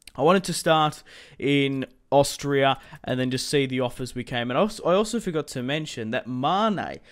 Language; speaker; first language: English; native; English